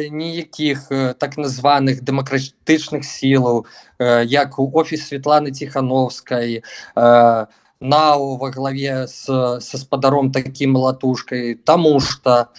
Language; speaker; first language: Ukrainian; non-native, learner; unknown